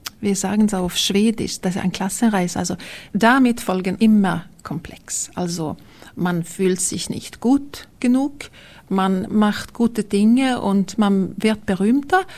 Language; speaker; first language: German; non-native, learner; Swedish